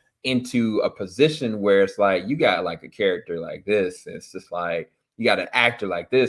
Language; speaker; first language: English; native; English